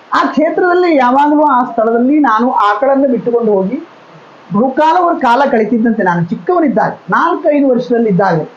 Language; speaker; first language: Kannada; native; Kannada